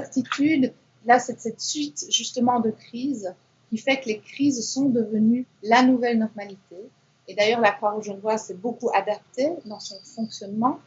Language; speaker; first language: French; native; French